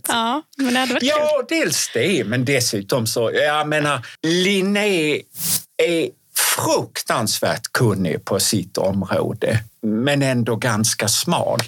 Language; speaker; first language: Swedish; native; Swedish